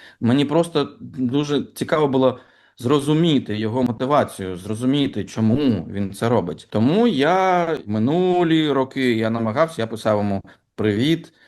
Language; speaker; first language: Ukrainian; non-native, local second language; Russian